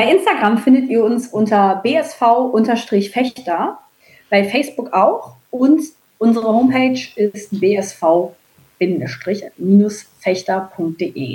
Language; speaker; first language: German; native; German